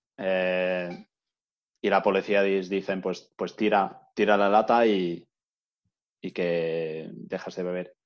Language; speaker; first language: Spanish; non-native, fluent; English